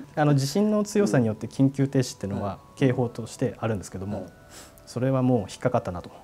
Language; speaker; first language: Japanese; native; Japanese